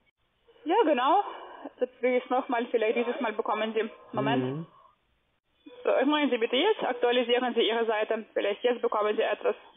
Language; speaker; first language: German; non-native, learner; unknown